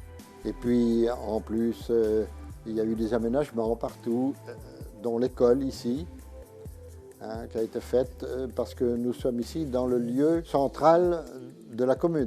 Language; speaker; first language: French; native; French